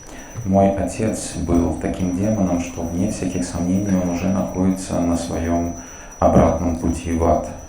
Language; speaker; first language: Russian; native; Russian